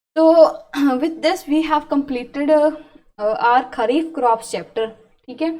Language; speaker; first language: English; non-native, local second language; Punjabi